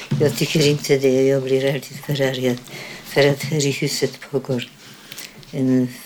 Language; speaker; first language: Swedish; non-native, fluent; Polish